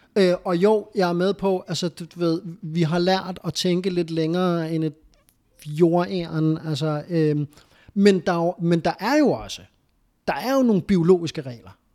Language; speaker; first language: Danish; early bilingual, other home language; Spanish